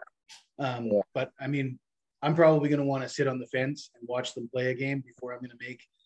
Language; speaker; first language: English; native; English